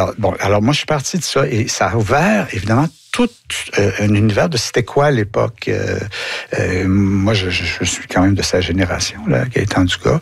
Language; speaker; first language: French; native; French